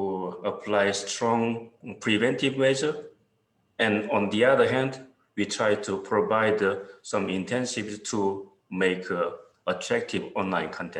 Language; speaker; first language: English; non-native, fluent; Korean